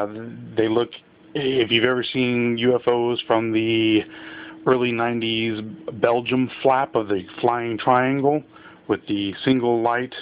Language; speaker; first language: English; native; English